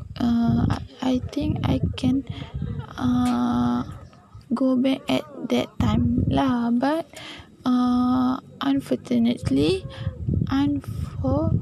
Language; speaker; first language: English; non-native, learner; Malay